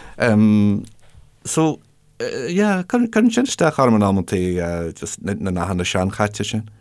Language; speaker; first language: Irish; non-native, local second language; English